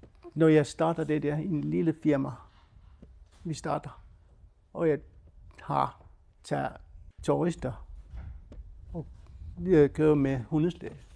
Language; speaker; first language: Danish; non-native, local second language; Kalaallisut